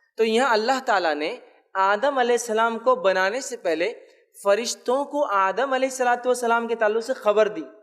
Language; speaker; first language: Urdu; native; Urdu